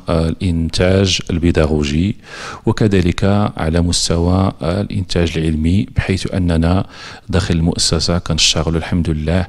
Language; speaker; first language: Arabic; native; Arabic